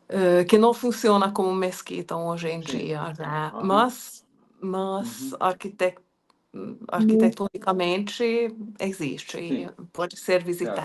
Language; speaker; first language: Portuguese; non-native, fluent; Hungarian